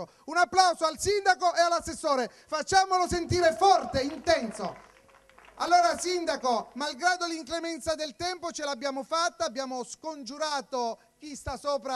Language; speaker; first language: Italian; native; Italian